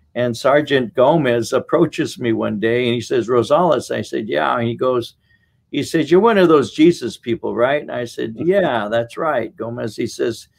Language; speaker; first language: English; native; English